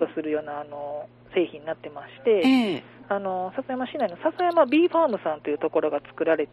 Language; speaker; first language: Japanese; native; Japanese